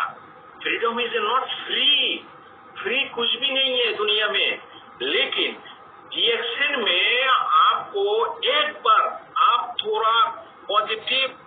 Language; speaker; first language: Hindi; non-native, fluent; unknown